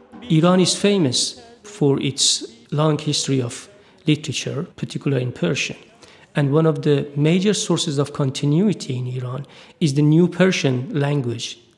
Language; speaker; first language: English; non-native, fluent; Persian